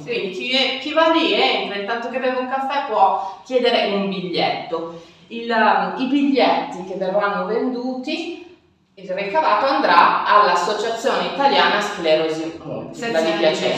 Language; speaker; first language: Italian; native; Italian